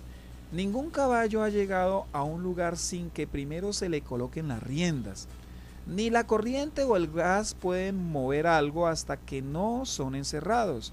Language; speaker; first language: Spanish; native; Spanish